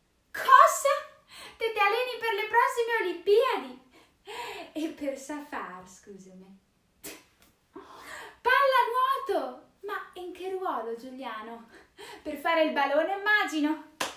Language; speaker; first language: Italian; native; Italian